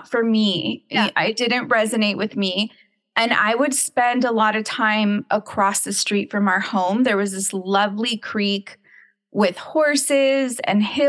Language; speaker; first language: English; native; English